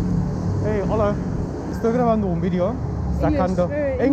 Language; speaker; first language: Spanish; non-native, fluent; English